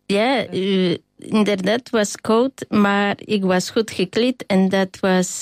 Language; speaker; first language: Dutch; non-native, learner; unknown